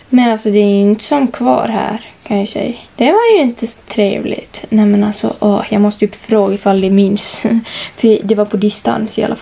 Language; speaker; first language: Swedish; native; Swedish